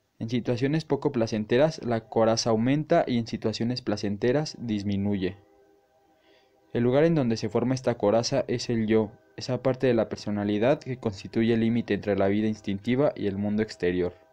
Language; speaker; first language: Spanish; native; Spanish